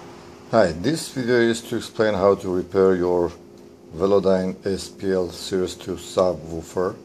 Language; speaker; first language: English; non-native, fluent; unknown